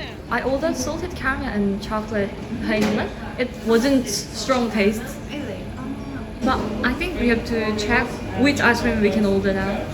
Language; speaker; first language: English; non-native, learner; Korean